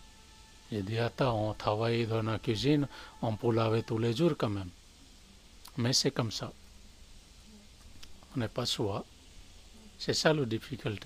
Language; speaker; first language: French; non-native, learner; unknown